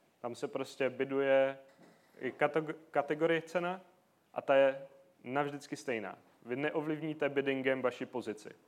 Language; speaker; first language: Czech; native; Czech